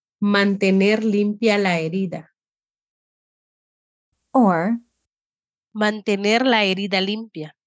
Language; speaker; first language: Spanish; non-native, fluent; English